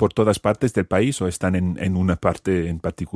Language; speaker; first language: Spanish; non-native, fluent; English